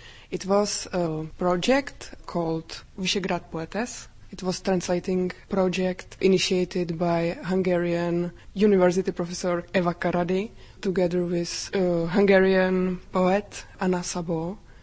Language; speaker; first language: English; non-native, fluent; Czech